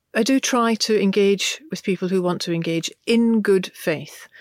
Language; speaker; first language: English; native; English